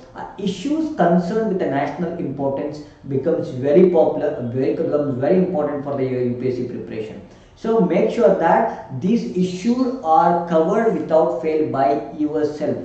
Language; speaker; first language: English; non-native, local second language; Kannada